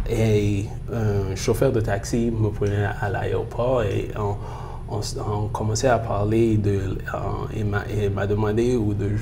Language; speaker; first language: French; early bilingual, heritage; French